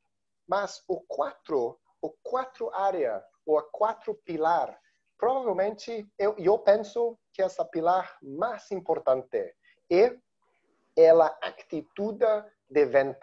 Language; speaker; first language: Spanish; non-native, learner; Portuguese